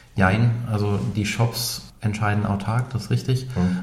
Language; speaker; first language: German; native; German